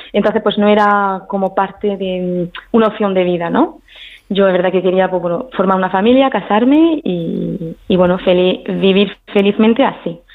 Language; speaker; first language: Spanish; early bilingual, heritage; French